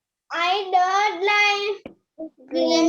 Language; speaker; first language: English; non-native, learner; Sinhala